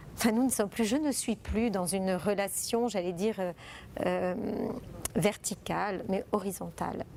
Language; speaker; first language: French; non-native, fluent; Italian